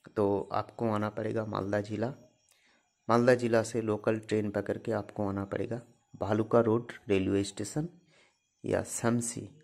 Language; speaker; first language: Hindi; non-native, local second language; Bangla